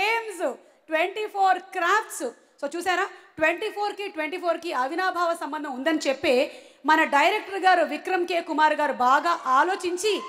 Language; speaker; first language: Telugu; native; Telugu